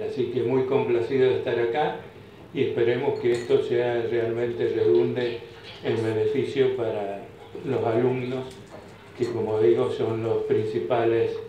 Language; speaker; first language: Spanish; native; Spanish